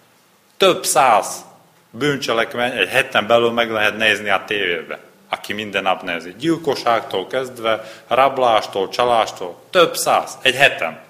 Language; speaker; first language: Hungarian; non-native, learner; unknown